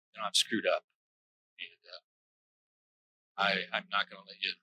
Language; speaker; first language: English; native; English